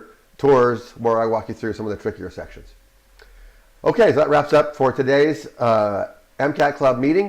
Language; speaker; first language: English; native; English